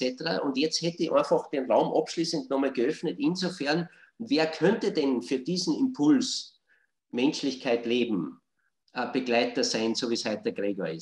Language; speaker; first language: German; native; German